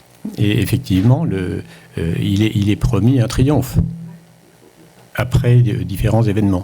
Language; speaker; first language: French; native; French